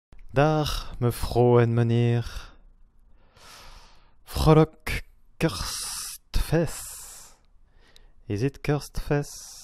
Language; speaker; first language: Dutch; non-native, learner; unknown